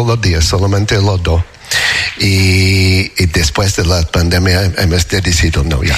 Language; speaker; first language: Spanish; non-native, learner; English